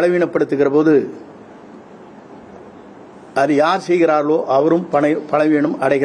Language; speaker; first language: Tamil; native; Tamil